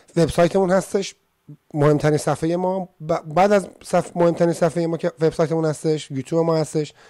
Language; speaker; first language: Persian; native; Persian